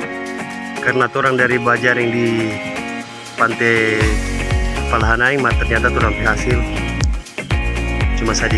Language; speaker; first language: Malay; non-native, local second language; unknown